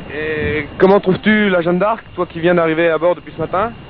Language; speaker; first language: French; native; French